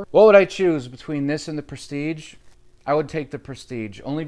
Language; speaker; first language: English; native; English